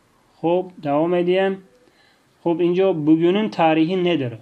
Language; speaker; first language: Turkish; non-native, fluent; Tajik